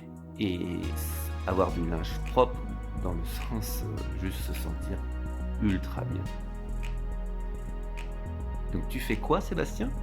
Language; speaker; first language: French; native; French